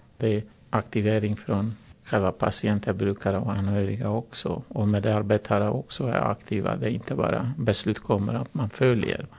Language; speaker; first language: Swedish; non-native, fluent; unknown